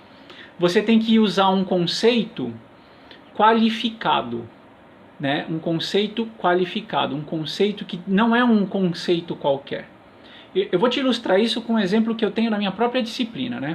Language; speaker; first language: Portuguese; native; Portuguese